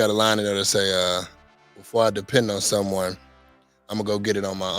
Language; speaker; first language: English; native; English